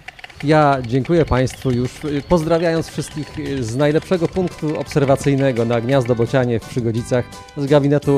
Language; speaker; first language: Polish; native; Polish